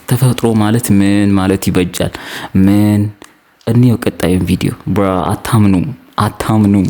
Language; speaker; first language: Amharic; native; Amharic